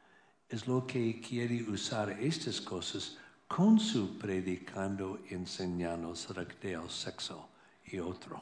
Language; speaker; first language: Spanish; non-native, learner; English